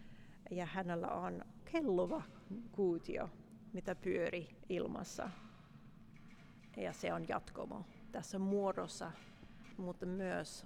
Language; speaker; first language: Finnish; non-native, fluent; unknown